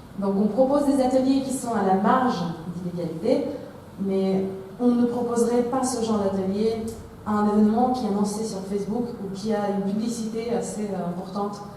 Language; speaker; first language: French; non-native, fluent; Russian